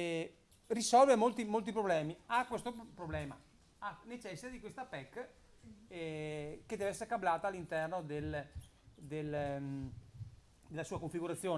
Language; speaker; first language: Italian; native; Italian